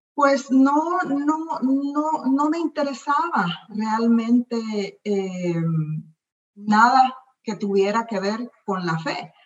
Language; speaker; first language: Spanish; native; Spanish